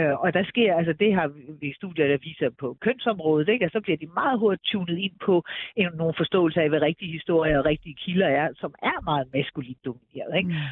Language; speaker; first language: Danish; native; Danish